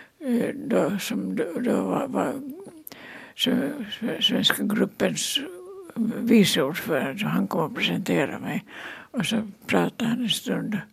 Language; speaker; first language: Swedish; native; Swedish